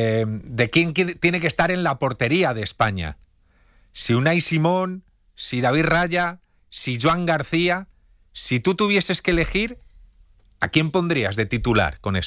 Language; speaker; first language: Spanish; native; Spanish